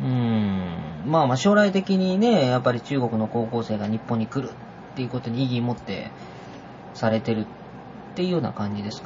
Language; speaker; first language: Japanese; native; Japanese